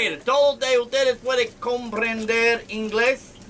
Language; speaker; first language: Spanish; non-native, learner; English